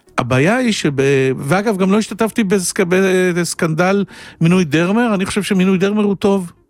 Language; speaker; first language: Hebrew; native; Hebrew